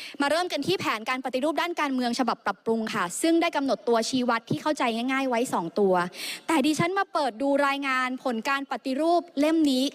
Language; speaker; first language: Thai; native; Thai